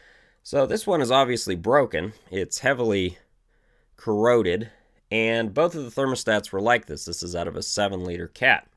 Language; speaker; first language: English; native; English